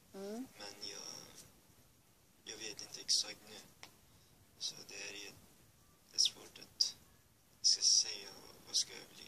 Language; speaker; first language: Swedish; early bilingual, other home language; Persian